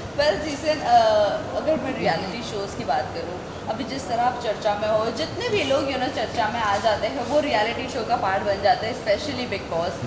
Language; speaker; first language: Hindi; native; Hindi